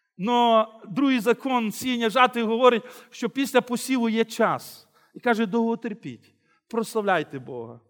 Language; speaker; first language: Ukrainian; native; Ukrainian